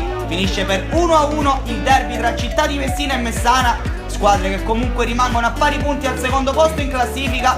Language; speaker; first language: Italian; native; Italian